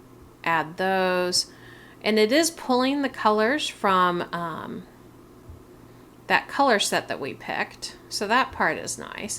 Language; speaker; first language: English; native; English